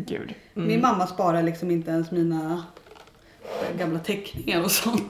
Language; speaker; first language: Swedish; native; Swedish